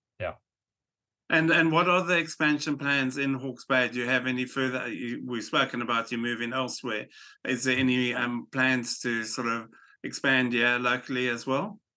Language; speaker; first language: English; native; English